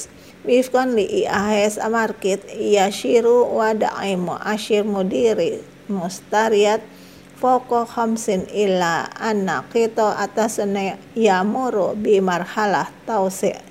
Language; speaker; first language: Arabic; non-native, fluent; Indonesian